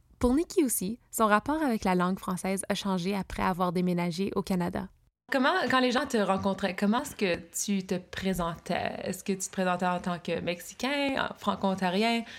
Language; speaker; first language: French; native; French